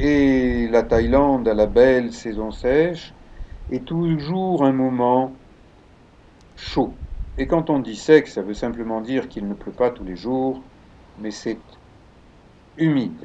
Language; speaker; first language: French; native; French